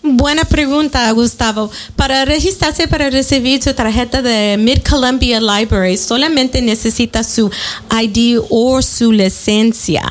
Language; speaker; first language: Spanish; early bilingual, heritage; Spanish